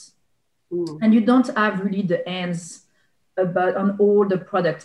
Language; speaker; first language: English; non-native, fluent; French